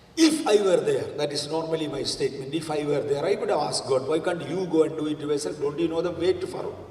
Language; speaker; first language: English; non-native, local second language; Malayalam